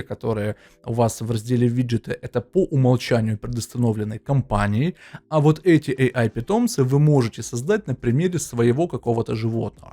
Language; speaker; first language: Russian; native; Russian